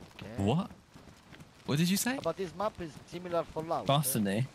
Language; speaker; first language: English; non-native, fluent; Italian